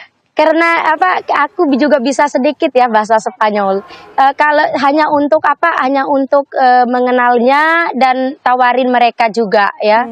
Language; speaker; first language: Indonesian; non-native, local second language; Sasak